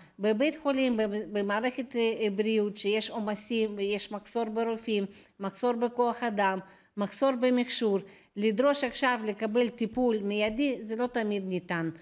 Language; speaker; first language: Hebrew; non-native, fluent; Russian